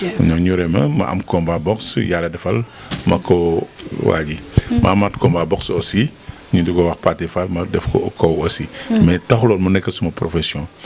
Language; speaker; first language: Wolof; non-native, local second language; Serer